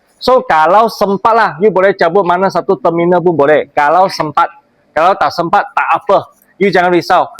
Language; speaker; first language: Malay; non-native, local second language; Chinese